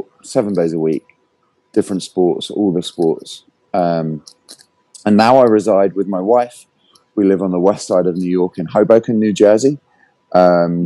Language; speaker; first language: English; native; English